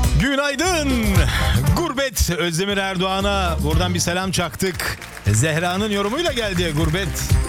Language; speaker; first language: Turkish; early bilingual, heritage; Turkish